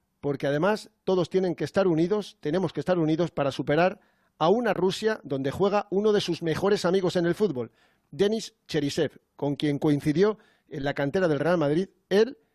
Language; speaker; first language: Spanish; native; Spanish